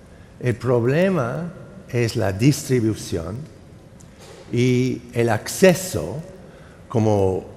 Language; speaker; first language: Spanish; non-native, fluent; English